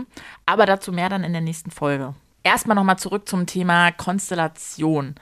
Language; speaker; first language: German; native; German